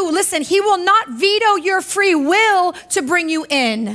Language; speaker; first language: English; native; English